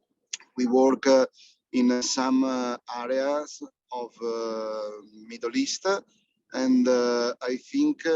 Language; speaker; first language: English; non-native, fluent; Italian